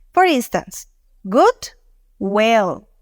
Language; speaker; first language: English; non-native, fluent; Spanish